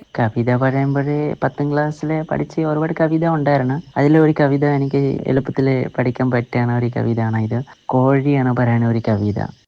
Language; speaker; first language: Malayalam; non-native, fluent; Assamese